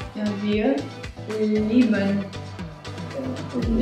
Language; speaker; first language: German; non-native, learner; Albanian